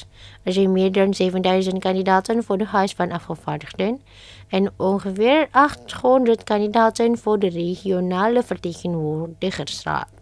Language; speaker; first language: Dutch; non-native, fluent; Indonesian